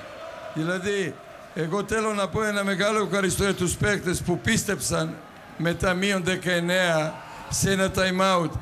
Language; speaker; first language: Greek; non-native, fluent; Serbian